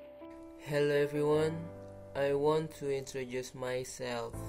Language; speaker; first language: English; non-native, learner; Indonesian